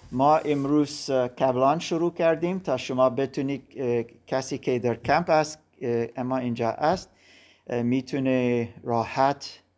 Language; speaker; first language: Persian; non-native, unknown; German